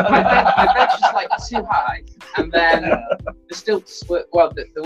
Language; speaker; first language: English; native; English